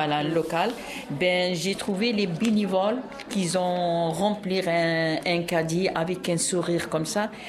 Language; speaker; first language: French; non-native, local second language; Arabic